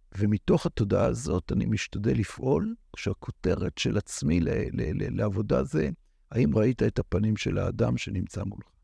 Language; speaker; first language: Hebrew; native; Hebrew